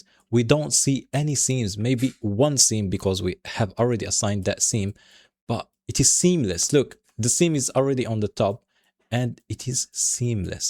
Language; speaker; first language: English; non-native, fluent; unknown